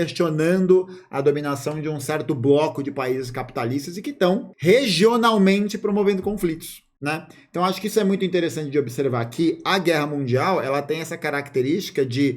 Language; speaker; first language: Portuguese; native; Portuguese